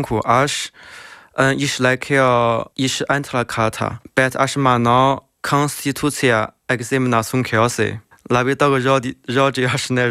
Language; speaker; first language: Lithuanian; non-native, learner; Chinese